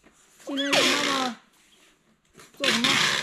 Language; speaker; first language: Chinese; native; Chinese